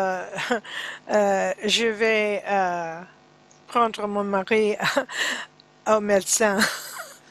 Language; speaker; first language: French; non-native, learner; English